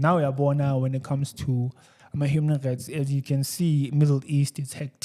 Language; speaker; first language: English; non-native, local second language; Zulu